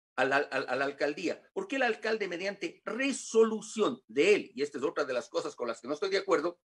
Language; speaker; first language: Spanish; native; Spanish